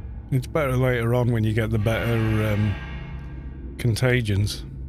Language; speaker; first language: English; native; English